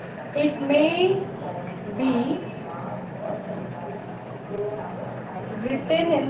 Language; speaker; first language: English; non-native, local second language; Hindi